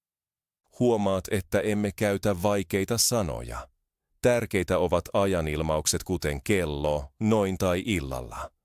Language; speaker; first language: Finnish; non-native, fluent; Spanish